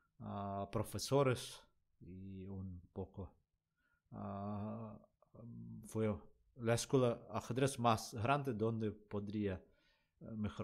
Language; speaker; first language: Spanish; non-native, learner; Russian